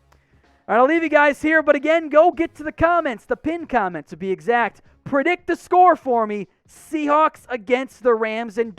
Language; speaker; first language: English; native; English